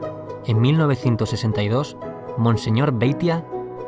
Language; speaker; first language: Spanish; native; Spanish